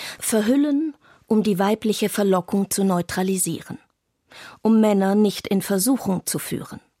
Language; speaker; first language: German; non-native, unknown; Arabic